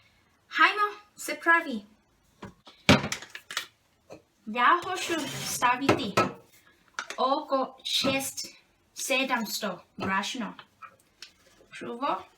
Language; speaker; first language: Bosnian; non-native, learner; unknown